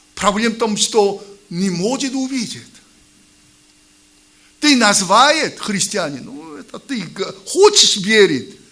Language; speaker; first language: Russian; non-native, learner; Korean